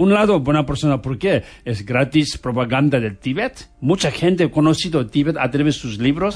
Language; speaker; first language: Spanish; non-native, fluent; Tibetan